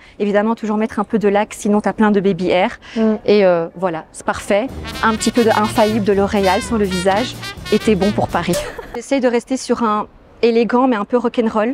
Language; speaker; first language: French; native; French